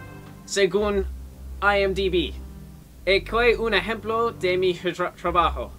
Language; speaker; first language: Spanish; non-native, learner; English